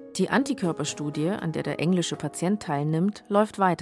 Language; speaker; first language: German; native; German